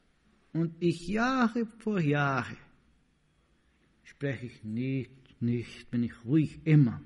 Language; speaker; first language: German; non-native, learner; Portuguese